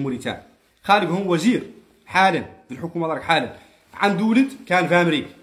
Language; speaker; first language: Arabic; native; Arabic